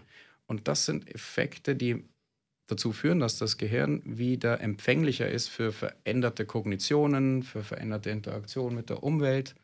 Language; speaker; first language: German; native; German